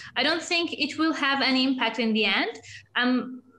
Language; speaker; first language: English; non-native, fluent; Albanian